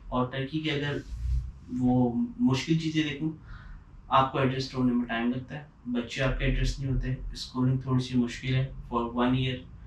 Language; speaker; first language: Urdu; native; Urdu